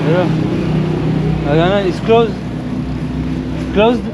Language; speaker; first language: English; non-native, learner; French